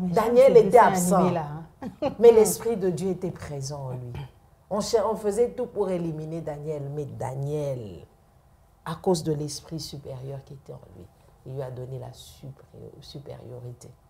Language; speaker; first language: French; non-native, local second language; Lingala